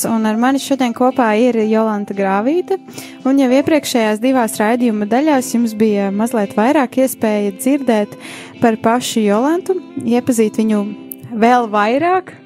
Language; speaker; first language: Latvian; native; Latvian